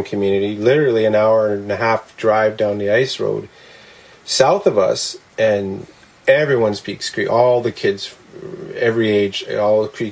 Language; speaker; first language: English; non-native, local second language; Cree